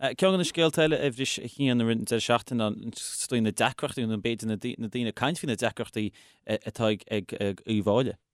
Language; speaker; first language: Irish; non-native, local second language; English